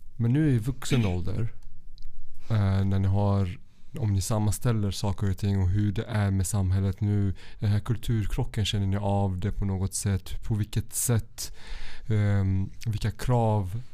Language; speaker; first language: Swedish; early bilingual, other home language; Arabic